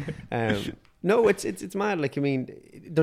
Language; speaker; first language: English; native; English